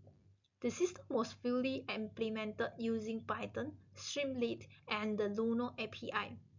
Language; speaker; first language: English; non-native, local second language; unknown